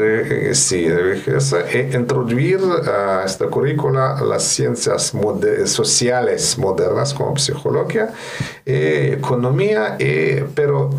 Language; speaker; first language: Spanish; non-native, fluent; Russian